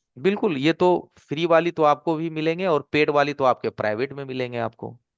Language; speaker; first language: Hindi; native; Hindi